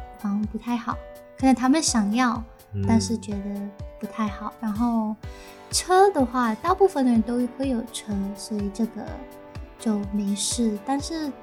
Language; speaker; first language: Chinese; early bilingual, heritage; Chinese